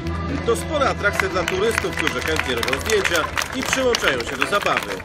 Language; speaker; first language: Polish; native; Polish